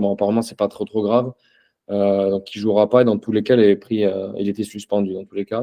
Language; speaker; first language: French; native; French